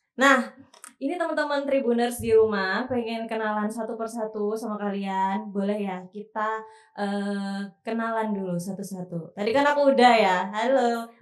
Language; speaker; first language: Indonesian; native; Indonesian